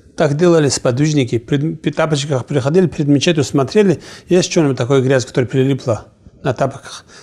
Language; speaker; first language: Russian; non-native, fluent; Kumyk